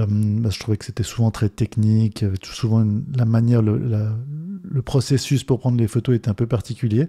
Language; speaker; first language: French; native; French